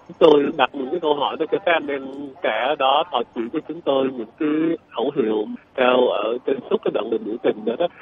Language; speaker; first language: Vietnamese; early bilingual, heritage; Vietnamese